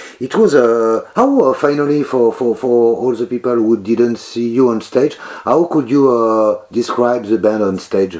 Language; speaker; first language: English; non-native, learner; French